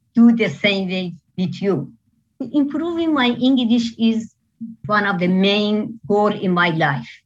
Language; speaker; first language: English; non-native, fluent; Persian